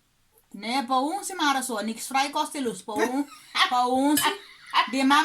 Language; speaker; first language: German; non-native, learner; Kabuverdianu